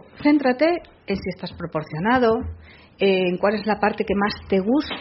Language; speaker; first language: Spanish; native; Spanish